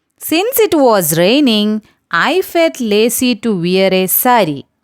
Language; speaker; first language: English; non-native, local second language; Malayalam